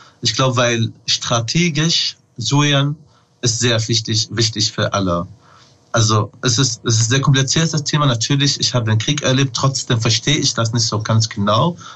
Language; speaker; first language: German; non-native, fluent; Arabic